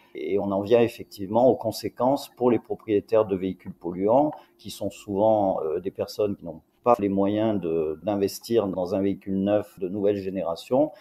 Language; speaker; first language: French; native; French